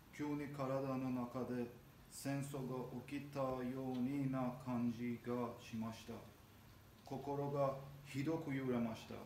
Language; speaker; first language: Japanese; non-native, learner; Armenian